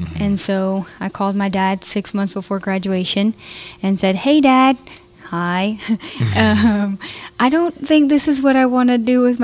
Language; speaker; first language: English; native; English